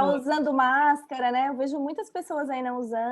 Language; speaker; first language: Portuguese; early bilingual, heritage; Portuguese